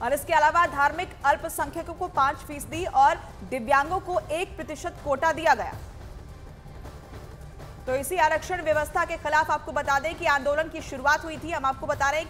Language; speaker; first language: Hindi; native; Hindi